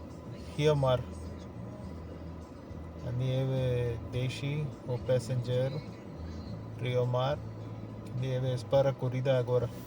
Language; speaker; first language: Portuguese; non-native, learner; Tamil